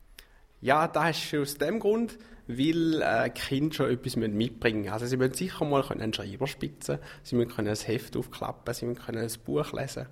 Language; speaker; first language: German; native; German